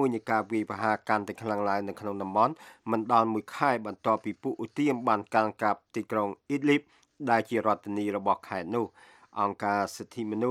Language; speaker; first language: Khmer; native; Khmer